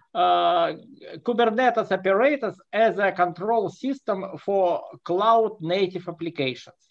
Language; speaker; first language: English; non-native, fluent; Russian